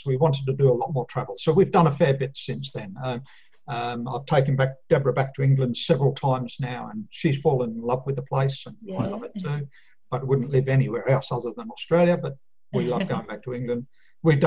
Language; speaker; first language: English; native; English